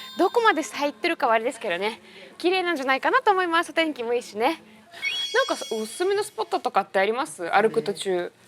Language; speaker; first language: Japanese; non-native, fluent; Russian